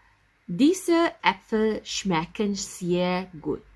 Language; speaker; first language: German; non-native, learner; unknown